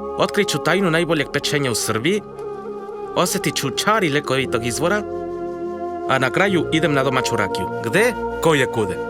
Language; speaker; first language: Croatian; non-native, fluent; Spanish